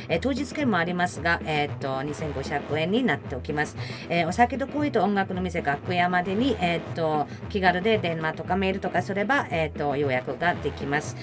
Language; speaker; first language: Japanese; non-native, fluent; German